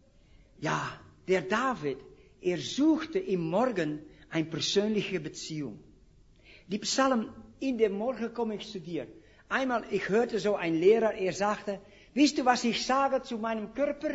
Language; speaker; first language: German; non-native, fluent; Dutch